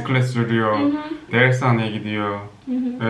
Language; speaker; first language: Turkish; non-native, learner; Korean